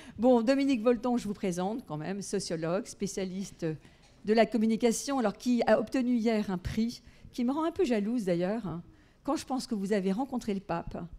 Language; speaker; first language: French; native; French